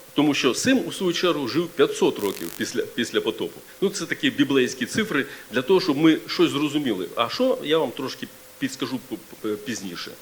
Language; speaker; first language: Ukrainian; non-native, local second language; Russian